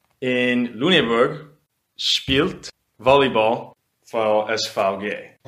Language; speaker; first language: German; non-native, learner; English